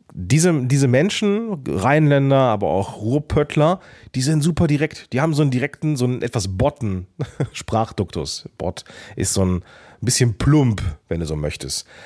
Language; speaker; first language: German; native; German